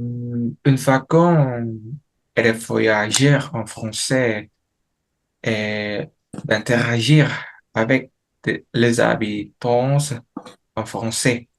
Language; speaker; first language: French; non-native, learner; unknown